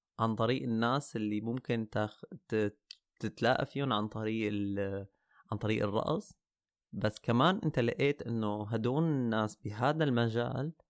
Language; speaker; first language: Arabic; native; Arabic